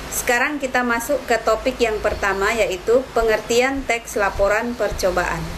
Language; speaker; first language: Indonesian; native; Indonesian